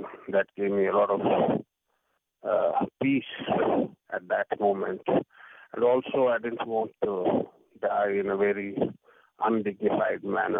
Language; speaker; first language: English; non-native, local second language; Kashmiri